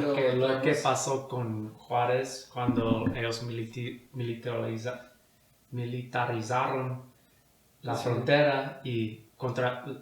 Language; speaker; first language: Spanish; non-native, fluent; English